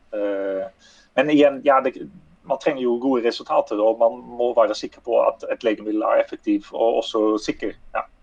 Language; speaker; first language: Norwegian; non-native, fluent; Dutch